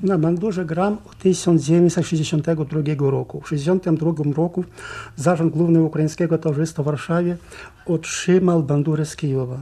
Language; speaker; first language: Polish; non-native, local second language; Ukrainian